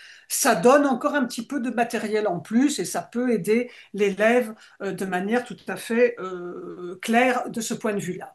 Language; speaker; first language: French; native; French